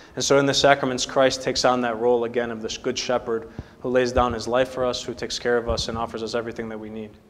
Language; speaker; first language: English; native; English